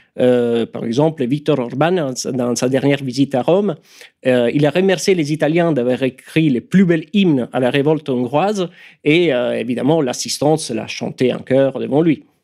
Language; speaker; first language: French; non-native, fluent; Italian